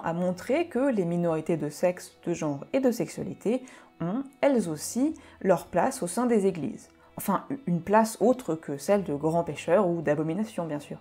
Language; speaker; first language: French; native; French